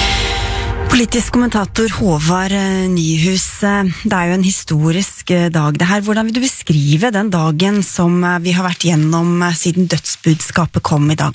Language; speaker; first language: Norwegian; native; Norwegian